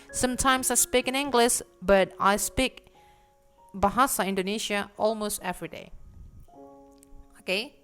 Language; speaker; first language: English; non-native, fluent; Indonesian